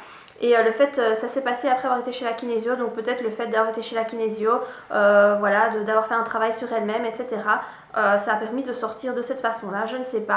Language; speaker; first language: French; native; French